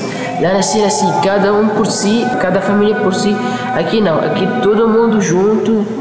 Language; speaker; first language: Portuguese; early bilingual, other home language; Arabic